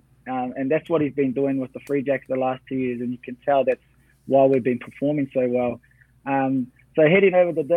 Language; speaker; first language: English; native; English